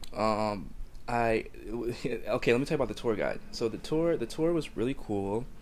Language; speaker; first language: English; native; English